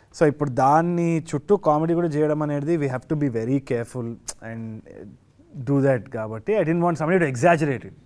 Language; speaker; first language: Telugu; native; Telugu